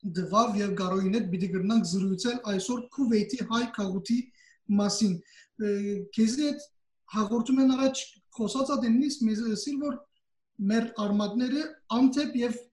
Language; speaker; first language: Armenian; early bilingual, heritage; Armenian